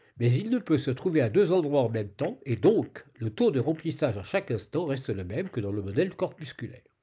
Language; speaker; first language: French; native; French